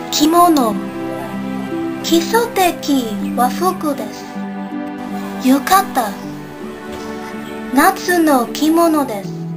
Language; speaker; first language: Japanese; non-native, learner; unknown